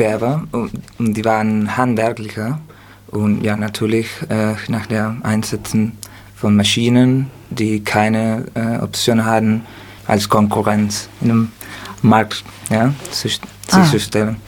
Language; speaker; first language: German; non-native, learner; Spanish